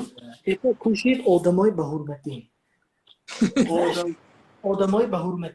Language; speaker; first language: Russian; non-native, local second language; Tajik